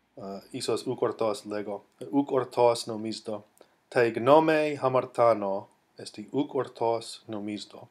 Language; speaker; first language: Greek; non-native, fluent; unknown